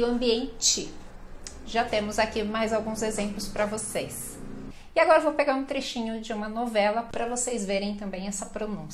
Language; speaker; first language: Portuguese; native; Portuguese